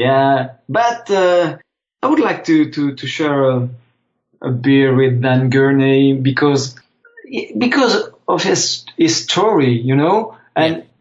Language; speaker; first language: English; non-native, fluent; French